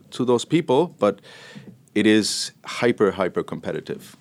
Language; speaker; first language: English; non-native, fluent; German